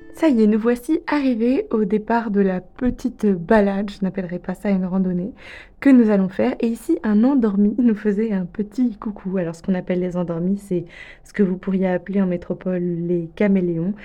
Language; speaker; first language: French; native; French